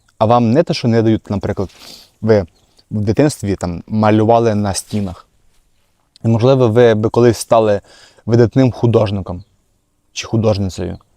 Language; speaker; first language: Ukrainian; non-native, local second language; Russian